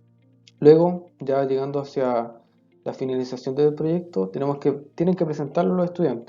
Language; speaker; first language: Spanish; native; Spanish